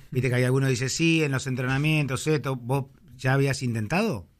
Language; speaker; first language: Spanish; native; Spanish